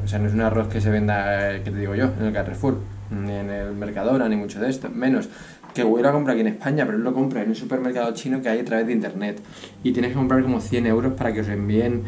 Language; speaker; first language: Spanish; native; Spanish